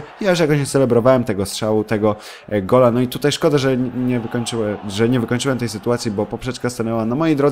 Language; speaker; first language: Polish; native; Polish